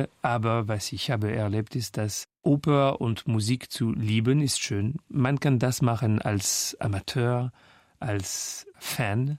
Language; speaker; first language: German; non-native, fluent; French